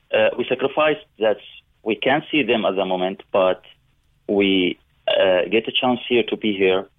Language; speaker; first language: English; non-native, learner; Arabic